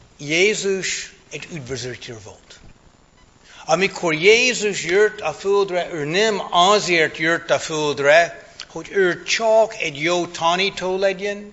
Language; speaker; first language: Hungarian; non-native, fluent; English